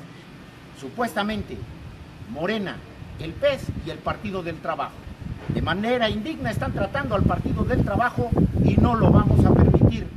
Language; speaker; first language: Spanish; native; Spanish